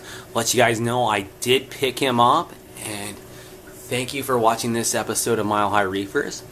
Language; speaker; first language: English; native; English